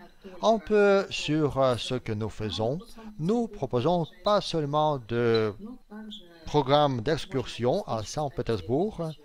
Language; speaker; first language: French; non-native, fluent; Russian